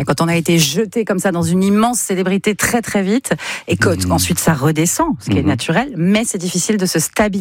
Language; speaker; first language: French; native; French